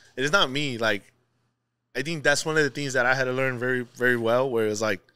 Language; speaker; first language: English; native; English